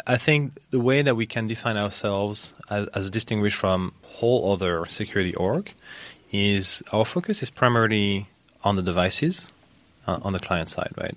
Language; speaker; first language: English; non-native, fluent; French